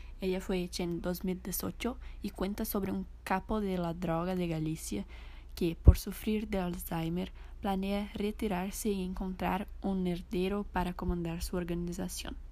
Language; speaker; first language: Spanish; non-native, fluent; Portuguese